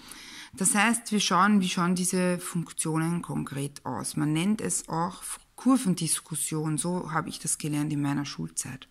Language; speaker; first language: German; native; German